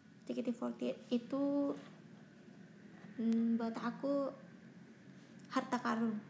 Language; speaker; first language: Indonesian; non-native, fluent; Japanese